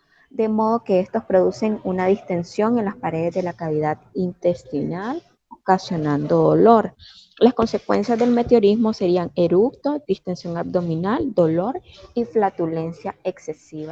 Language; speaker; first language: Spanish; native; Spanish